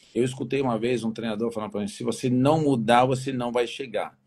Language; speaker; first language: Portuguese; native; Portuguese